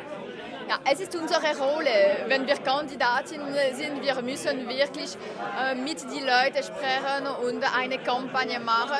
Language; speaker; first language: German; non-native, local second language; French